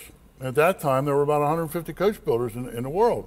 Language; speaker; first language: English; native; English